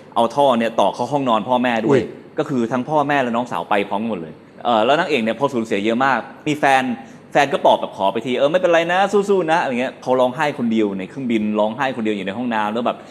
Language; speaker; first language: Thai; native; Thai